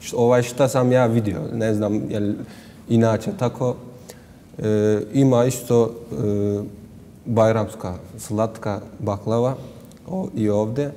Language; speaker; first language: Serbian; non-native, learner; Turkish